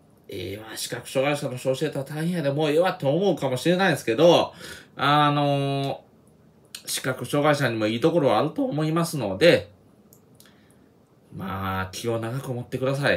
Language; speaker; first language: Japanese; native; Japanese